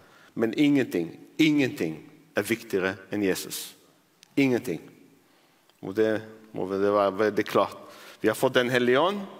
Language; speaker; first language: Norwegian; non-native, fluent; Arabic